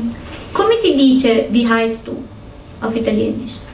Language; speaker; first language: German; non-native, fluent; Italian